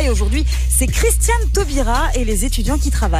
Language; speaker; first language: French; native; French